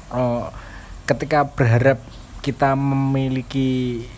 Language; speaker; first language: Indonesian; non-native, local second language; Javanese